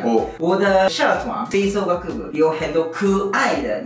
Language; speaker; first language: Chinese; non-native, learner; Japanese